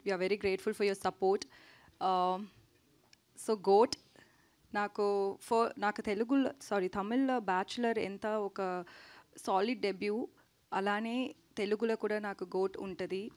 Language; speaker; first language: Telugu; non-native, learner; Tamil